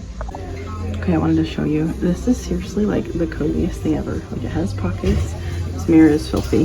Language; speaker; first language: English; native; English